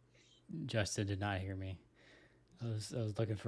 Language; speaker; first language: English; native; English